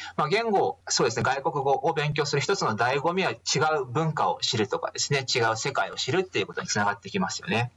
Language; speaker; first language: Japanese; native; Japanese